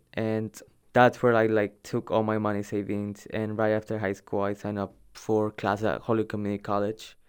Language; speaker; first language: English; early bilingual, other home language; Spanish